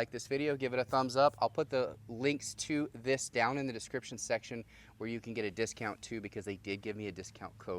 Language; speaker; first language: English; native; English